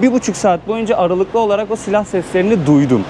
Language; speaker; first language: Turkish; native; Turkish